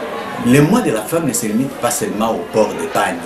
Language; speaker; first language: French; native; French